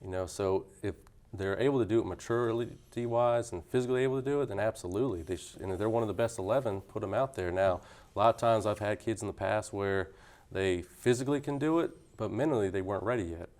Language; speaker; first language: English; native; English